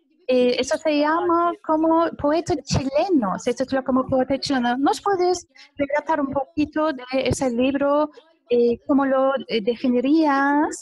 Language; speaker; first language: Spanish; non-native, fluent; Turkish